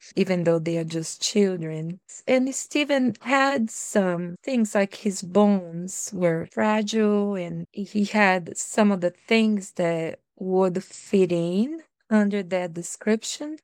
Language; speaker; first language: English; non-native, fluent; Portuguese